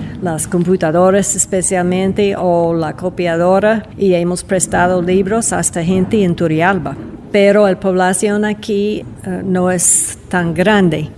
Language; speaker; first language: Spanish; non-native, fluent; English